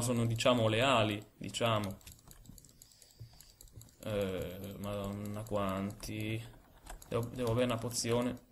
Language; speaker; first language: Italian; native; Italian